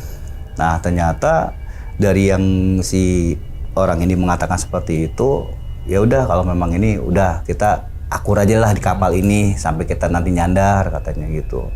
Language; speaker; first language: Indonesian; native; Indonesian